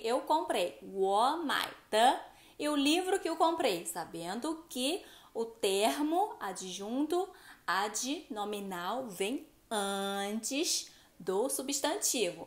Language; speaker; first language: Portuguese; non-native, fluent; Chinese